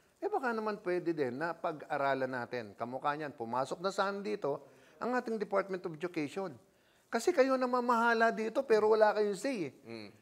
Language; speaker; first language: Filipino; native; Filipino